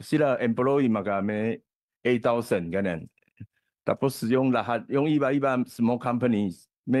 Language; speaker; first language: Filipino; non-native, learner; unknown